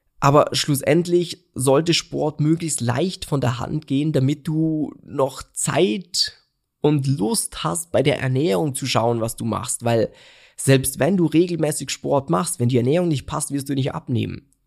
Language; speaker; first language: German; native; German